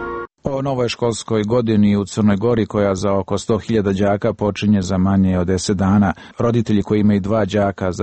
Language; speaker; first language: Serbian; native; Serbian